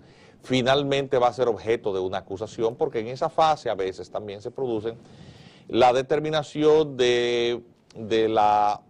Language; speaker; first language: Spanish; native; Spanish